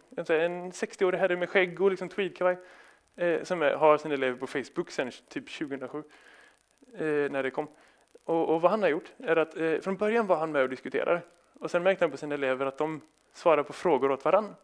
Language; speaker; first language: Swedish; native; Swedish